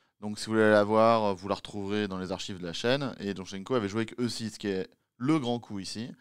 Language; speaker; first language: French; native; French